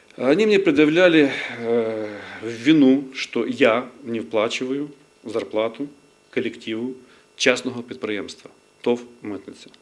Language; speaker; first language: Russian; non-native, local second language; Ukrainian